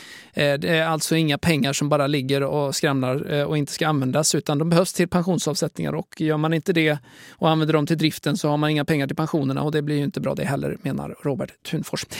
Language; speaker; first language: Swedish; native; Swedish